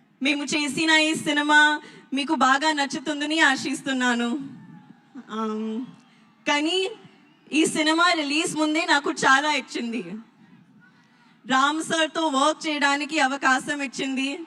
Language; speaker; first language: Telugu; non-native, learner; Hindi